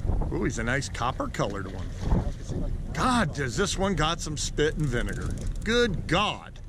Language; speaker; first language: English; native; English